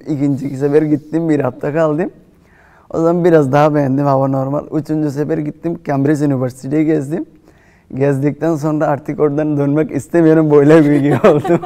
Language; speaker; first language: Turkish; non-native, fluent; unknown